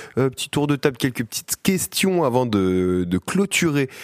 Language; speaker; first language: French; native; French